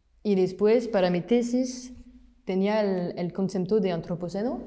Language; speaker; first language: Spanish; non-native, fluent; French